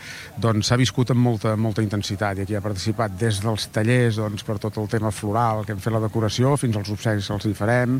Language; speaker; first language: Catalan; native; Catalan